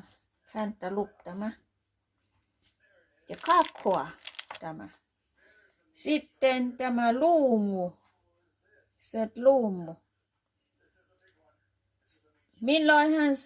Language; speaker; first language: Finnish; non-native, learner; Thai